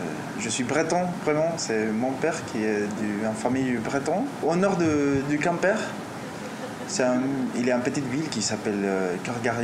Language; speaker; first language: French; early bilingual, heritage; Spanish